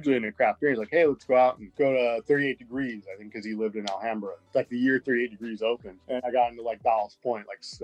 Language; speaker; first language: English; native; English